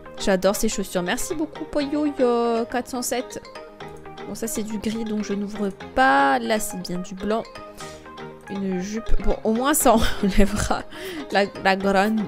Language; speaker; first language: French; native; French